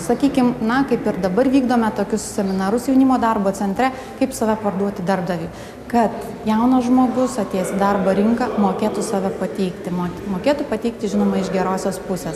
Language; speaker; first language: Lithuanian; native; Lithuanian